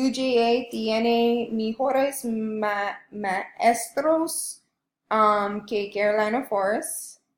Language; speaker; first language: Spanish; non-native, learner; English